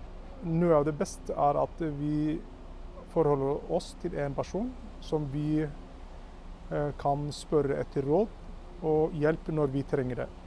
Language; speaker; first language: Norwegian; non-native, fluent; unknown